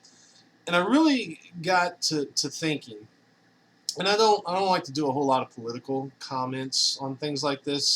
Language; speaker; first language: English; native; English